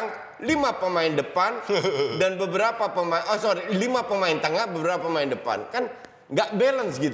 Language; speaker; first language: Indonesian; native; Indonesian